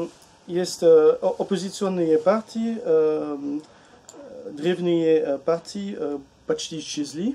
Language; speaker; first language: Russian; non-native, learner; French